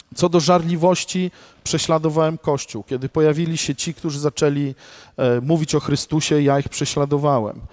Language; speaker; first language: Polish; native; Polish